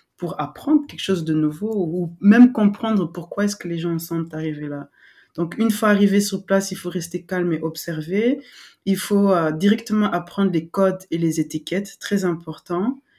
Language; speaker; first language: French; non-native, local second language; Lingala